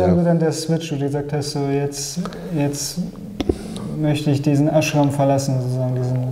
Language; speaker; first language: German; native; German